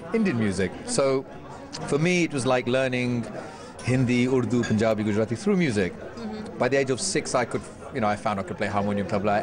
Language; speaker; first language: English; native; English